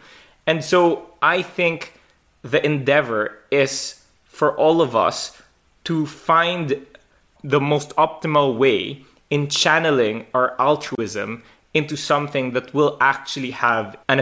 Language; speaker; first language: English; non-native, local second language; Hiligaynon